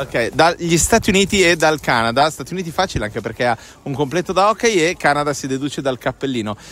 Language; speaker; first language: Italian; native; Italian